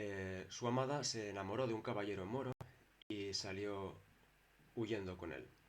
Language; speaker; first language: Spanish; native; Spanish